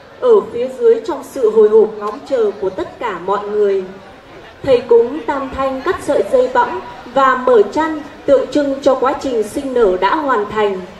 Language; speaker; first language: Vietnamese; native; Vietnamese